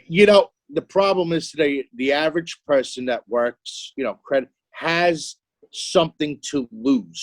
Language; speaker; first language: English; native; English